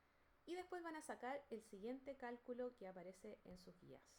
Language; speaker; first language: Spanish; native; Spanish